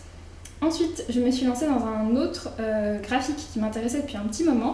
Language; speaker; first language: French; native; French